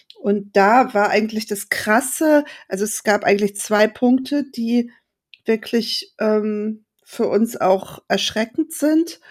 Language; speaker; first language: German; native; German